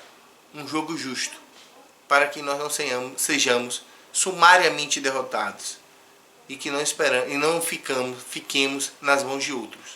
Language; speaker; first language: Portuguese; native; Portuguese